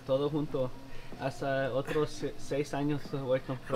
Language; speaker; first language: Spanish; early bilingual, heritage; Spanish